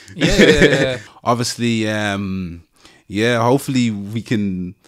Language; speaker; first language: English; native; English